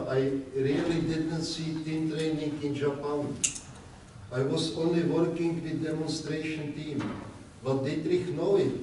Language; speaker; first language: English; non-native, learner; Czech